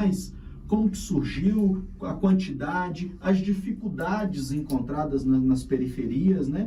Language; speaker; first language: Portuguese; native; Portuguese